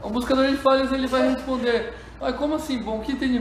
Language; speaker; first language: Portuguese; native; Portuguese